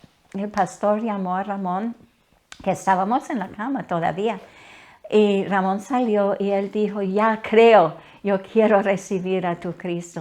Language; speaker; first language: Spanish; non-native, fluent; English